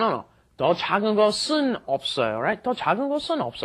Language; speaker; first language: Korean; non-native, fluent; English